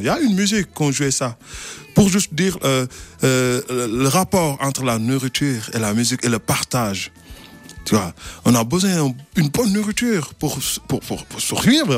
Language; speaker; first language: French; non-native, local second language; Wolof